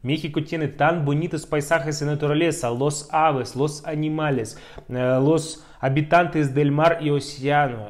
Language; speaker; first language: Spanish; non-native, fluent; Russian